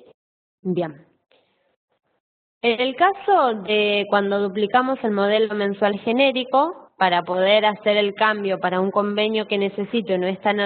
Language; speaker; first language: Spanish; native; Spanish